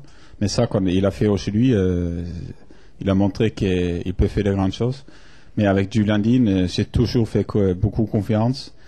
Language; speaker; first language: French; non-native, fluent; Norwegian